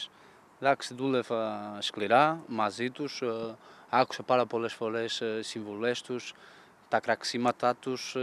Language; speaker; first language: Greek; non-native, fluent; Portuguese